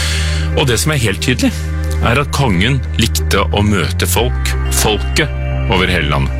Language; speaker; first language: Norwegian; native; Norwegian